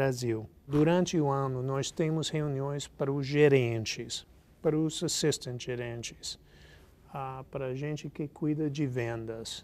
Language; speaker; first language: Portuguese; non-native, fluent; English